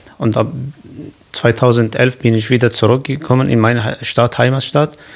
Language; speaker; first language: German; non-native, learner; Kurdish